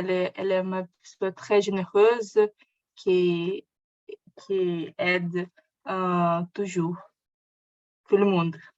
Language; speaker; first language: French; non-native, learner; Portuguese